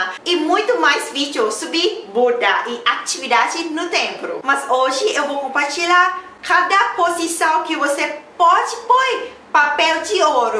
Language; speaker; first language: Portuguese; non-native, learner; Thai